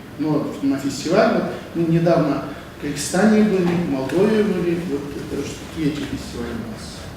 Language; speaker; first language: Russian; non-native, local second language; Kazakh